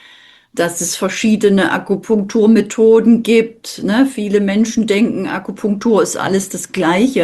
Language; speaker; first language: German; native; German